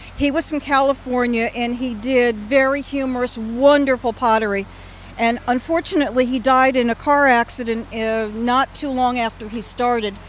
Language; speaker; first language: English; native; English